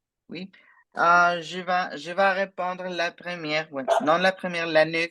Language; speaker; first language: French; non-native, fluent; Spanish